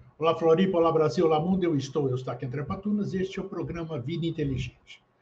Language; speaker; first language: Portuguese; early bilingual, other home language; Greek